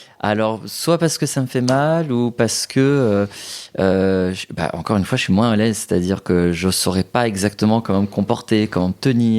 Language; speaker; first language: French; native; French